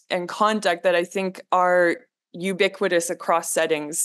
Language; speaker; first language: English; native; English